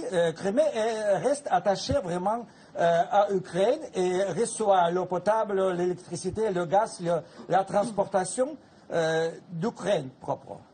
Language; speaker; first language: French; non-native, fluent; Russian